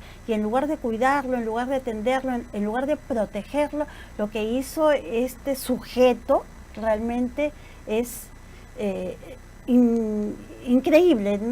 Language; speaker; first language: Spanish; native; Spanish